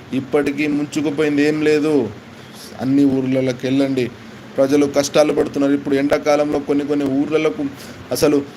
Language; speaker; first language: Telugu; non-native, local second language; Lambadi